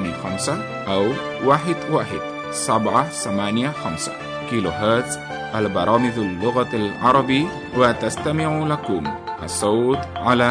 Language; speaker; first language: Arabic; non-native, fluent; Indonesian